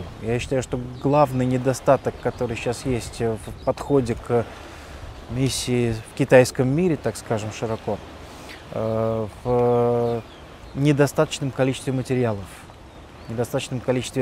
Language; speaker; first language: Russian; native; Russian